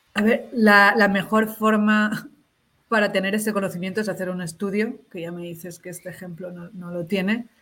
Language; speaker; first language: Spanish; native; Spanish